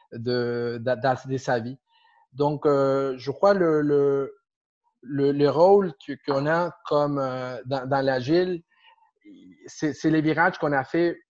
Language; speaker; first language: French; non-native, fluent; Spanish